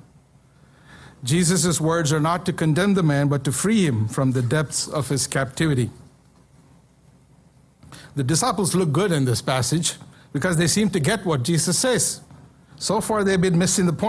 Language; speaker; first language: English; non-native, local second language; Malayalam